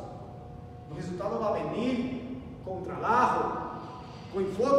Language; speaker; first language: Spanish; non-native, learner; Portuguese